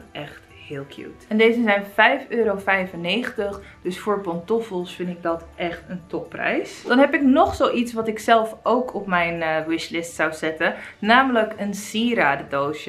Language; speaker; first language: Dutch; native; Dutch